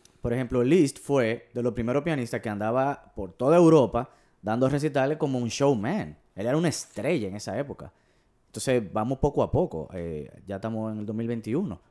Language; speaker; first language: Spanish; native; Spanish